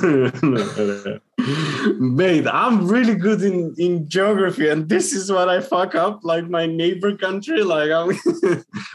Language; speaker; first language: English; non-native, fluent; Macedonian